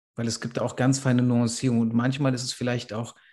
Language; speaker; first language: German; native; German